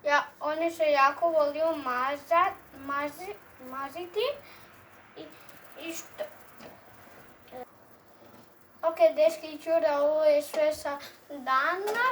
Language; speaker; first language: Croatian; early bilingual, heritage; Croatian